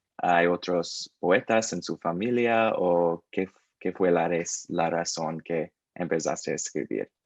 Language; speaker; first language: Spanish; non-native, learner; English